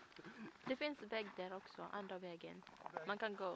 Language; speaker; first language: Swedish; non-native, fluent; Filipino